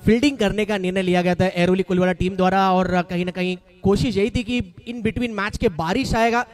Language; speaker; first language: Hindi; non-native, local second language; Marathi